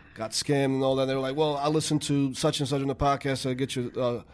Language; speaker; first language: English; early bilingual, other home language; Slovak